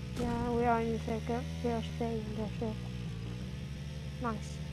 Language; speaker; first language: English; non-native, learner; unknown